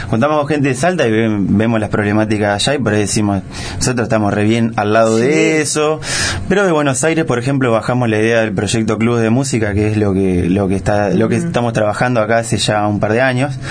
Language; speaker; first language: Spanish; native; Spanish